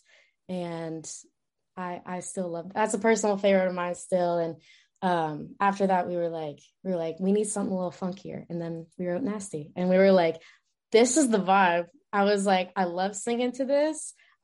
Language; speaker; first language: English; native; English